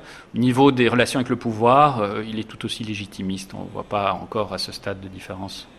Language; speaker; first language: French; native; French